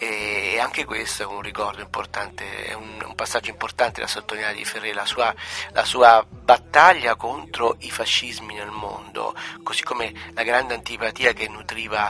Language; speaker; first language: Italian; native; Italian